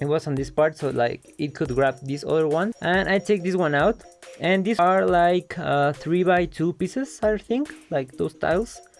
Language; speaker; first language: English; non-native, local second language; Spanish